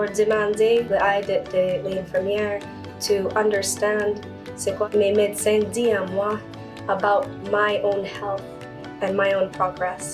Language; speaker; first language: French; non-native, learner; English